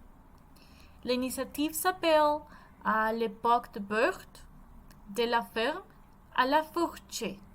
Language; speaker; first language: French; non-native, learner; Spanish